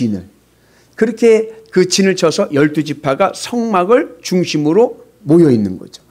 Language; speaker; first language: Korean; native; Korean